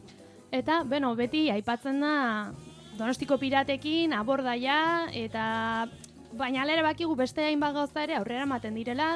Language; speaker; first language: Basque; native; Basque